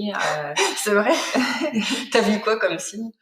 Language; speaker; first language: French; native; French